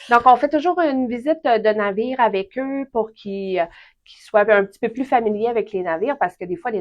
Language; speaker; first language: French; native; French